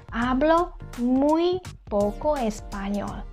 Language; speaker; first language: Spanish; non-native, fluent; Thai